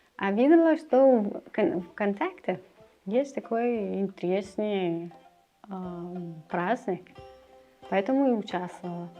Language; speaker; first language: Russian; non-native, learner; Persian